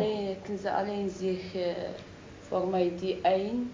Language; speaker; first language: Dutch; non-native, learner; Arabic